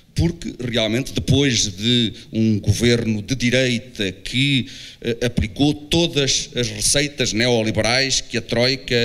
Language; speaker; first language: Portuguese; native; Portuguese